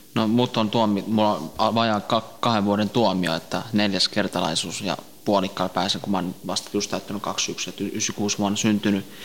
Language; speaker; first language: Finnish; early bilingual, other home language; Central Kurdish